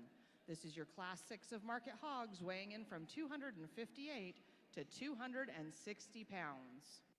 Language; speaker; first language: English; native; English